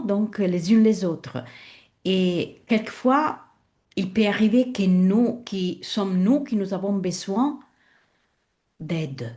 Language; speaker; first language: French; non-native, fluent; Italian